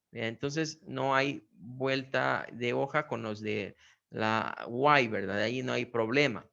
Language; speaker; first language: Spanish; native; Spanish